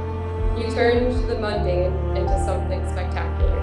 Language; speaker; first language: English; native; English